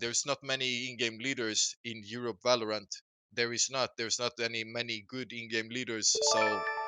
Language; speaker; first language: English; non-native, fluent; Swedish